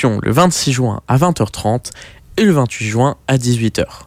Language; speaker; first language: French; native; French